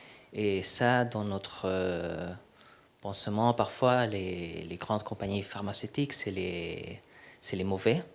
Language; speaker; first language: French; non-native, fluent; Spanish